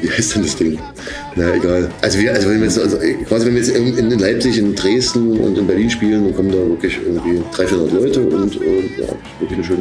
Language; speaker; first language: German; native; German